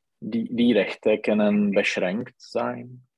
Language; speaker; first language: German; non-native, learner; Czech